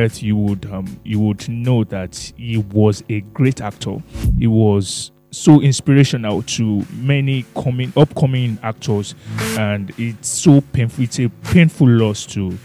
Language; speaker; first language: English; non-native, local second language; Yoruba